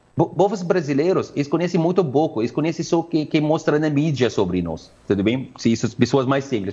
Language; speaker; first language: Portuguese; non-native, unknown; Arabic